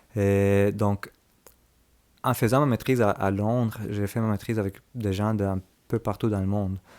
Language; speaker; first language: French; early bilingual, other home language; Spanish